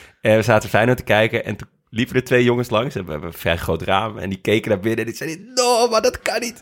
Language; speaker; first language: Dutch; native; Dutch